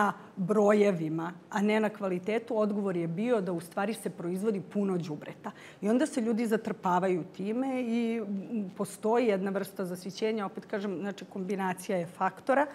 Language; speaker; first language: Bosnian; native; Bosnian